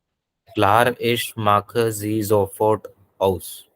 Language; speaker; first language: German; non-native, learner; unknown